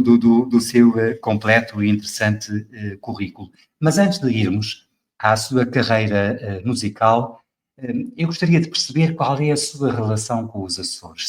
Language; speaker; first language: Portuguese; native; Portuguese